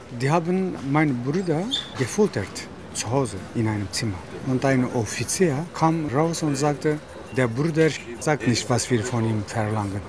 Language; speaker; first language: German; non-native, learner; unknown